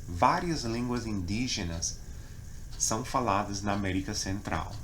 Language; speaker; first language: Portuguese; non-native, fluent; English